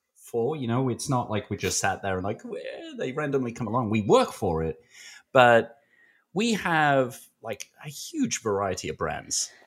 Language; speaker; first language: English; native; English